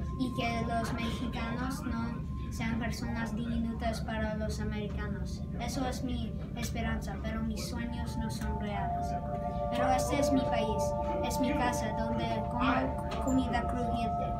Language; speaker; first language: Spanish; early bilingual, heritage; Spanish